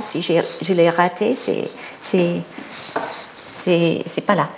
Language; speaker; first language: French; non-native, fluent; English